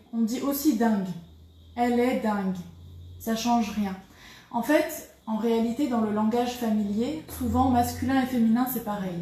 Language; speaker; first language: French; native; French